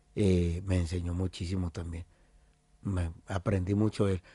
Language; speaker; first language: Spanish; native; Spanish